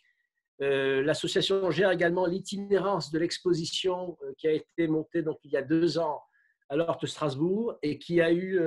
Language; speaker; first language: French; native; French